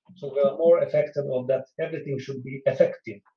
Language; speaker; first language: English; non-native, fluent; Swedish